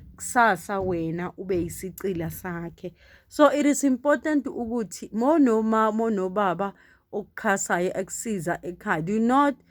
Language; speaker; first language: Zulu; non-native, local second language; Southern Sotho